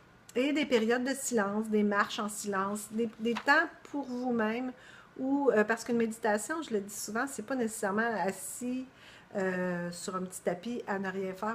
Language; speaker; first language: French; native; French